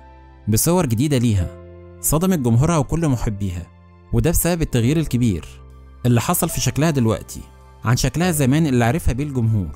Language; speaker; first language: Arabic; native; Arabic